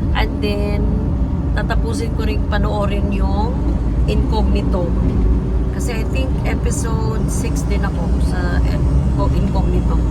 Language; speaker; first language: Filipino; non-native, local second language; Cebuano